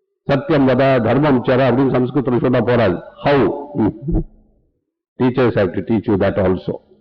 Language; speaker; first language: English; non-native, local second language; Tamil